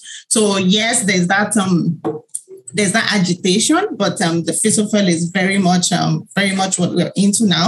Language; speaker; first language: English; non-native, local second language; Yoruba